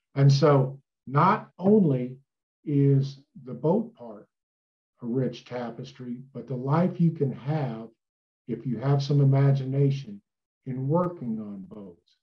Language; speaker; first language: English; native; English